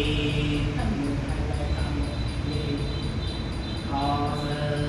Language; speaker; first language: Vietnamese; non-native, learner; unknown